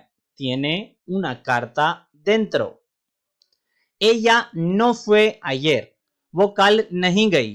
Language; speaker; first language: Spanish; non-native, fluent; Urdu